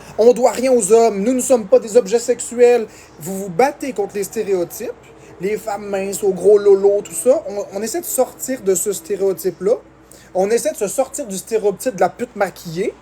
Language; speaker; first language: French; native; French